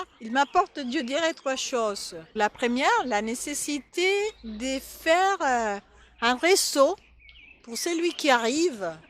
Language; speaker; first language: French; non-native, fluent; Spanish